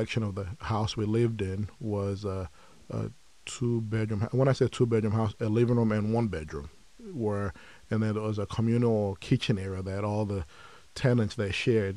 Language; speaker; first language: English; non-native, local second language; Yoruba